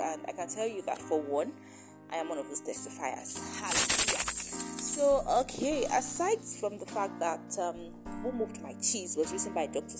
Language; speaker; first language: English; non-native, local second language; Yoruba